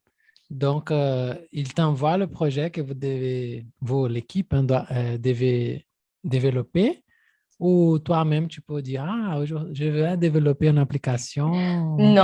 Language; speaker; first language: French; non-native, fluent; Portuguese